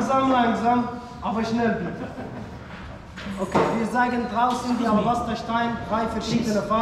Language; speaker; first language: German; non-native, learner; Arabic